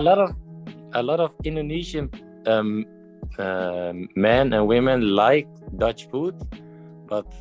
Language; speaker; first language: English; non-native, fluent; Dutch